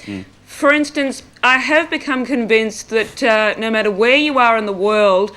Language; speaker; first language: English; native; English